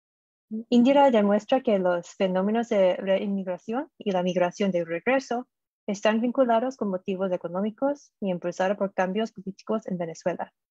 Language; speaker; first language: Spanish; non-native, fluent; English